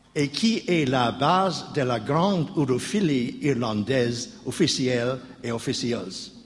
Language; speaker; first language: French; non-native, learner; English